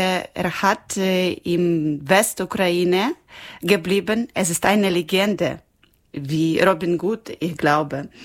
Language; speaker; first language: German; non-native, learner; Ukrainian